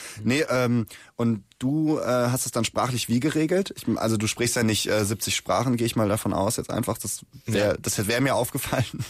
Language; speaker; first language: German; native; German